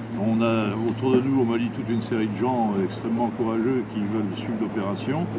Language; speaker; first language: French; native; French